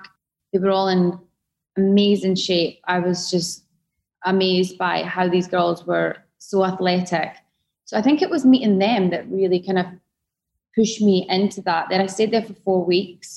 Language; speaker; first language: English; native; English